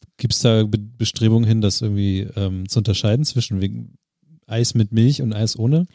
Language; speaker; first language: German; native; German